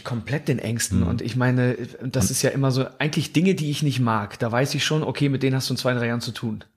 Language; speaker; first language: German; native; German